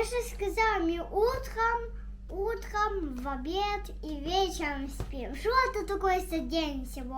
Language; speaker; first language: Russian; early bilingual, heritage; Russian